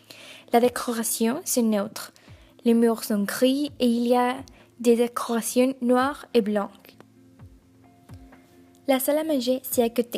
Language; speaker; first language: French; non-native, learner; Spanish